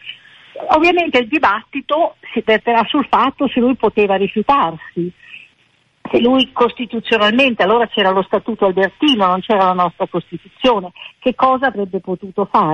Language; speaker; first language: Italian; native; Italian